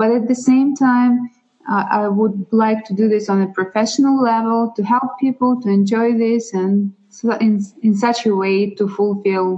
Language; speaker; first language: English; non-native, fluent; Russian